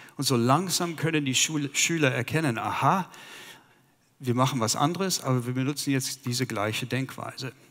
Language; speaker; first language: German; non-native, fluent; English